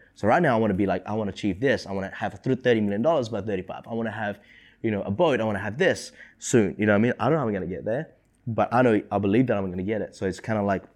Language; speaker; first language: English; early bilingual, other home language; Indonesian